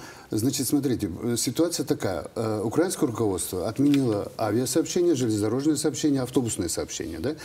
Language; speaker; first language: Russian; native; Russian